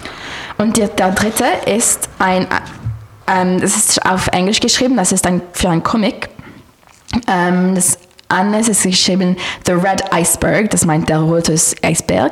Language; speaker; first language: German; non-native, learner; French